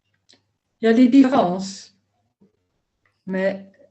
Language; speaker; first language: French; non-native, learner; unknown